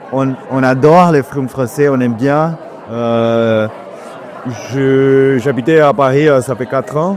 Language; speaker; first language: French; non-native, fluent; Portuguese